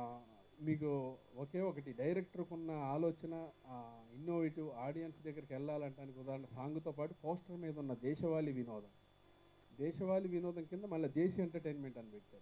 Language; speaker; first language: Telugu; native; Telugu